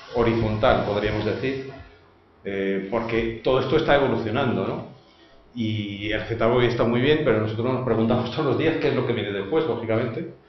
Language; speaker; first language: Spanish; non-native, fluent; French